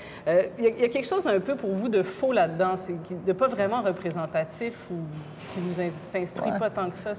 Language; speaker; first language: French; native; French